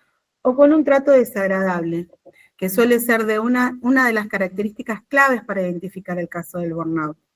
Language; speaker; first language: Spanish; native; Spanish